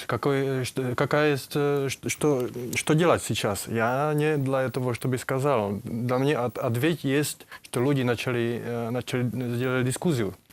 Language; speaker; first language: Russian; non-native, learner; Czech